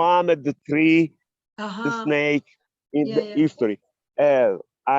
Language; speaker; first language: English; non-native, learner; Italian